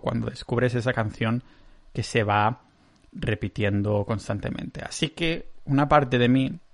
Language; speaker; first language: Spanish; non-native, local second language; Catalan